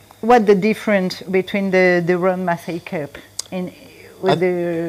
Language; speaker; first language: English; non-native, learner; French